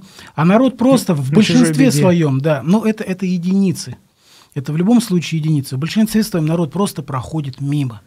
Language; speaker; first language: Russian; native; Russian